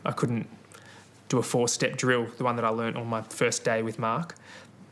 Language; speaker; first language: English; native; English